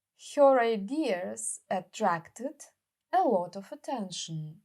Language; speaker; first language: English; non-native, fluent; Ukrainian